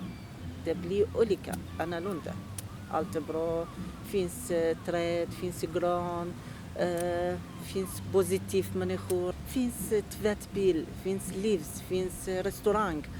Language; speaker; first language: Swedish; non-native, learner; Arabic